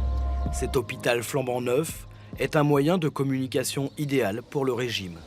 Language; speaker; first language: French; native; French